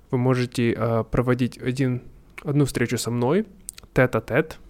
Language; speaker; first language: Russian; native; Russian